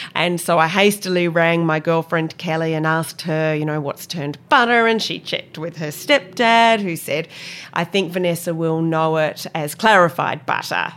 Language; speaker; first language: English; native; English